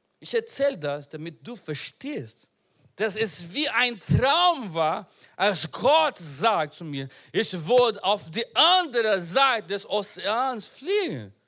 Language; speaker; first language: German; non-native, learner; Portuguese